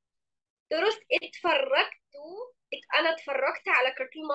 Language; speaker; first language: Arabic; non-native, fluent; Indonesian